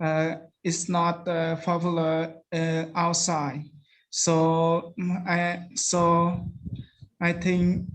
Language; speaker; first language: English; non-native, learner; Khmer